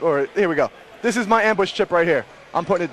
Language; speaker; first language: English; native; English